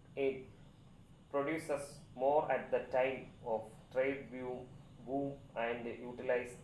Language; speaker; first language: English; non-native, local second language; Malayalam